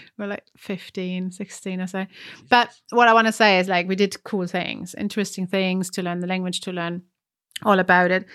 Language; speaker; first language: English; non-native, fluent; German